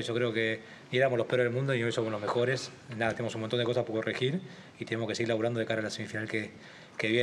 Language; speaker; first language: Spanish; native; Spanish